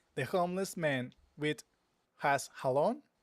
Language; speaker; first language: English; non-native, learner; Spanish